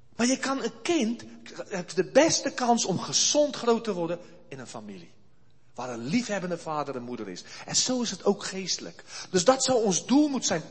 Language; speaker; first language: Dutch; early bilingual, heritage; Dutch